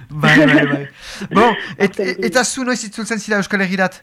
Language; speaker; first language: Basque; native; Basque